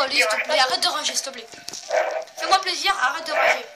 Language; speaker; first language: French; native; French